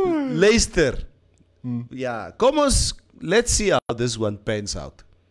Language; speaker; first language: English; non-native, local second language; Afrikaans